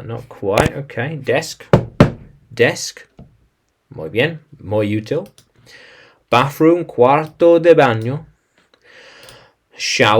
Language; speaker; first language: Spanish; non-native, learner; English